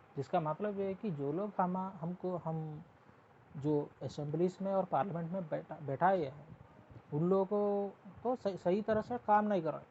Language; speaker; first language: Hindi; non-native, local second language; Telugu